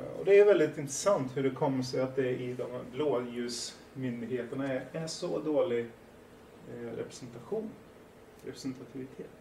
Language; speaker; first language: Swedish; early bilingual, other home language; Persian